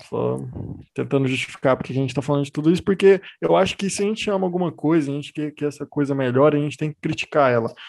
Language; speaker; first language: Portuguese; native; Portuguese